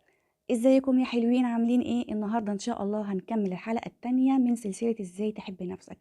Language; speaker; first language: Arabic; native; Arabic